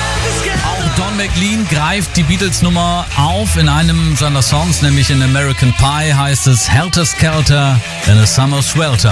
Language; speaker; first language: German; native; German